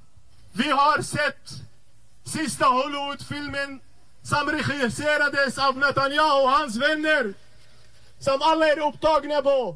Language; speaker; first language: Swedish; non-native, fluent; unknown